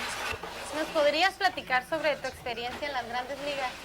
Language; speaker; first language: Spanish; native; Spanish